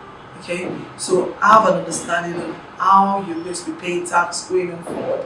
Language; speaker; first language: English; non-native, local second language; Yoruba